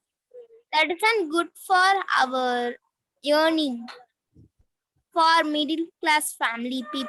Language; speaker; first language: English; non-native, learner; Tamil